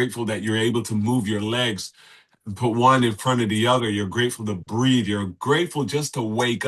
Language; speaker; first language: English; native; English